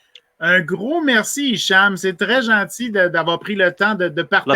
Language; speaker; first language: French; native; French